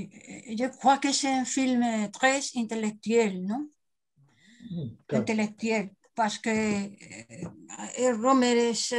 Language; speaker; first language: French; non-native, learner; Spanish